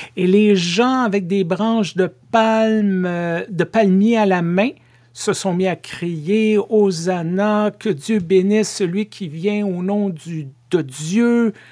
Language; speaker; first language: French; native; French